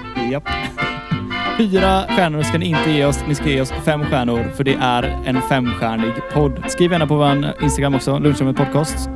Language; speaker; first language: Swedish; native; Swedish